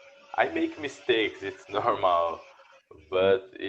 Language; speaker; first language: English; non-native, learner; Portuguese